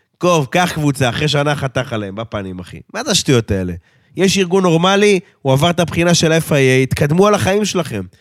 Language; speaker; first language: Hebrew; native; Hebrew